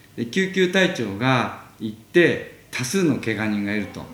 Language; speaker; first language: Japanese; native; Japanese